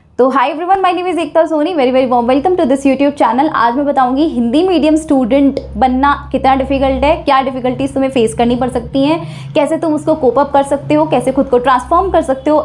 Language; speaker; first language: Hindi; native; Hindi